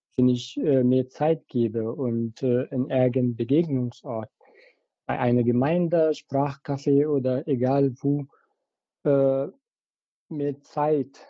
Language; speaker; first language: German; non-native, fluent; Arabic